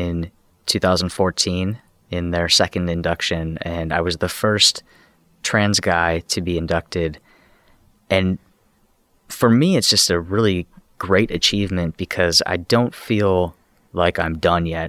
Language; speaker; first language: English; native; English